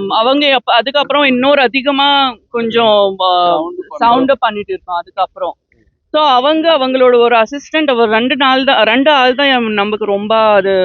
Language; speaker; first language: Tamil; non-native, learner; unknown